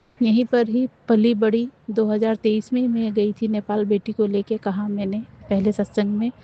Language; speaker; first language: Hindi; non-native, local second language; Nepali